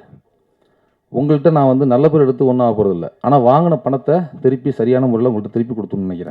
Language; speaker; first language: Tamil; native; Tamil